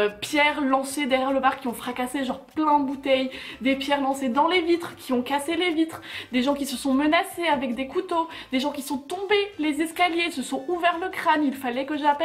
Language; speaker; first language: French; native; French